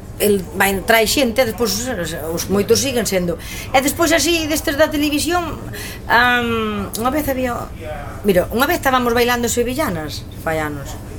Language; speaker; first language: Galician; native; Galician